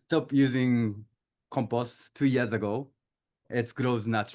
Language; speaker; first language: English; non-native, learner; Japanese